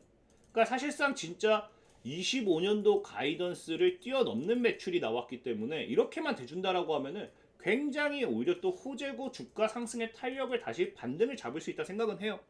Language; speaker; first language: Korean; native; Korean